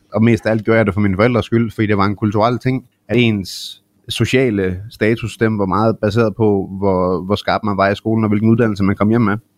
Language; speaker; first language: Danish; early bilingual, other home language; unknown